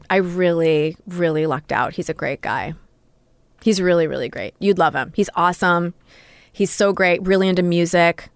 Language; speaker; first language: English; native; English